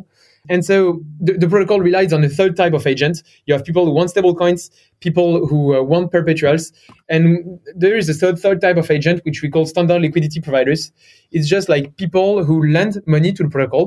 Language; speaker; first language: English; non-native, fluent; French